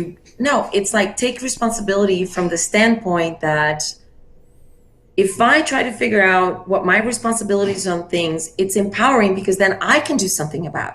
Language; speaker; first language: English; non-native, fluent; Portuguese